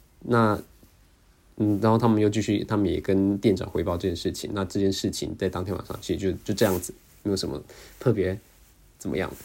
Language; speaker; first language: Chinese; native; Chinese